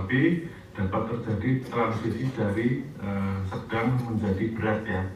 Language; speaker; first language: Indonesian; native; Indonesian